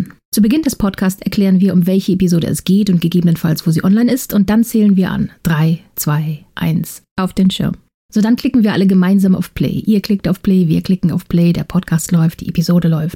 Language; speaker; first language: German; native; German